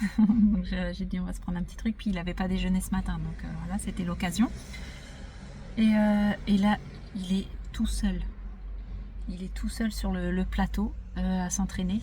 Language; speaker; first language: French; native; French